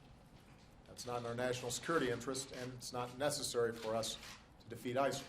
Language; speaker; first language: English; native; English